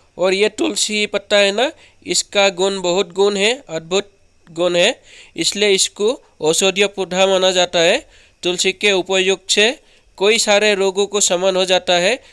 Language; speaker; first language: Hindi; non-native, local second language; Assamese